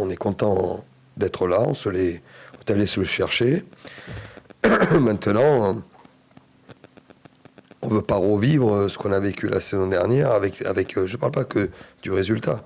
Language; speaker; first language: French; native; French